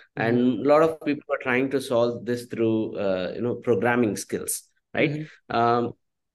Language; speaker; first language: English; non-native, local second language; Telugu